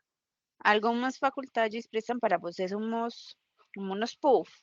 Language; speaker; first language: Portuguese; non-native, learner; Spanish